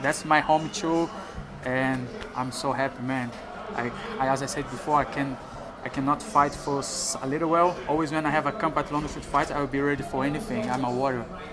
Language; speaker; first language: English; non-native, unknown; Portuguese